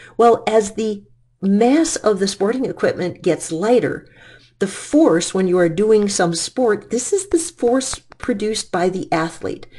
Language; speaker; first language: English; native; English